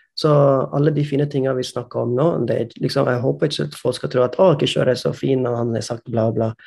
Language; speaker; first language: Norwegian; non-native, fluent; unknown